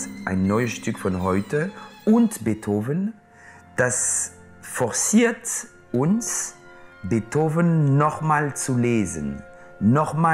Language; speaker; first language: German; non-native, local second language; French